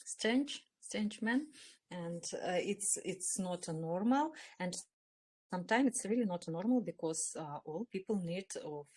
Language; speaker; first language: English; non-native, learner; Russian